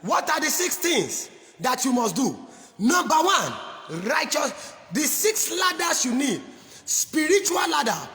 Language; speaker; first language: English; non-native, local second language; Yoruba